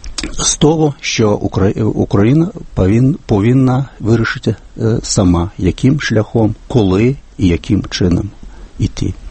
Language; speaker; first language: Ukrainian; non-native, fluent; Lithuanian